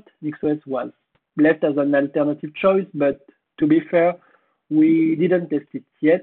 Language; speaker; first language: English; non-native, fluent; French